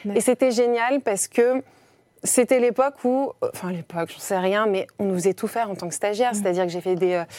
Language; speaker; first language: French; native; French